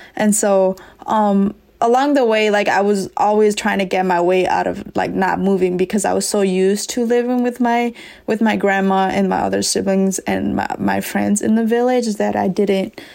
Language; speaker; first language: English; early bilingual, other home language; S'gaw Karen